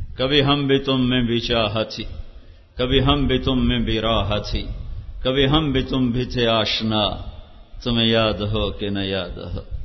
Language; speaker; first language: Urdu; non-native, local second language; Punjabi